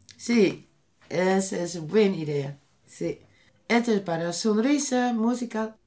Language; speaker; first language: Spanish; non-native, learner; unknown